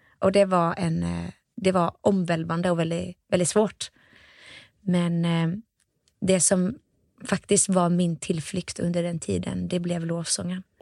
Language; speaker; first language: Swedish; early bilingual, other home language; Finnish